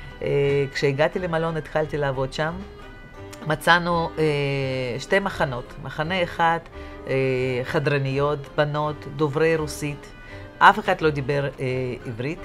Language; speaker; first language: Hebrew; non-native, fluent; Russian